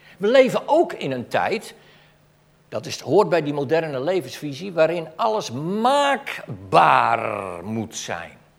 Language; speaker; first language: Dutch; native; Dutch